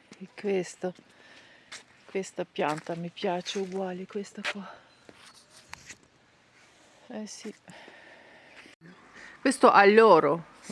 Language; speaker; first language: Italian; non-native, learner; Ukrainian